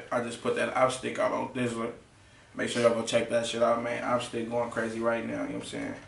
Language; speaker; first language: English; native; English